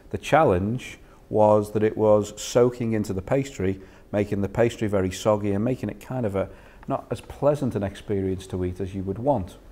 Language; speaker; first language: English; native; English